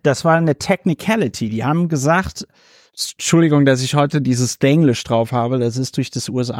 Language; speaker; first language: German; native; German